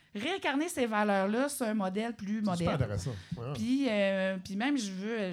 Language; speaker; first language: French; native; French